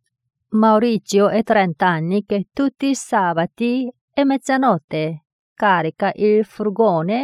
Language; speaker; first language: Italian; non-native, fluent; Korean